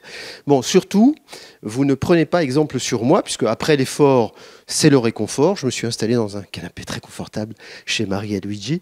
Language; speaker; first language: French; native; French